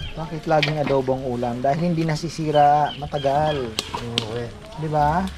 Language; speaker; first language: Filipino; non-native, local second language; Pampanga